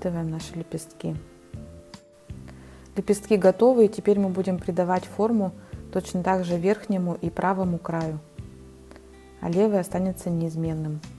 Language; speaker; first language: Russian; native; Russian